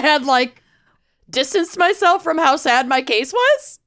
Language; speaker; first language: English; native; English